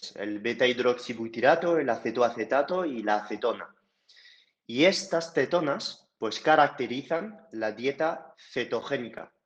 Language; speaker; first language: Spanish; non-native, fluent; French